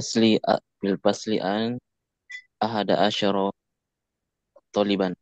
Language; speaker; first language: Arabic; non-native, learner; Indonesian